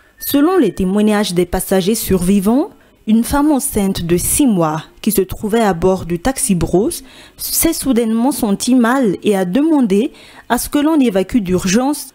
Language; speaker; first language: French; non-native, local second language; Malagasy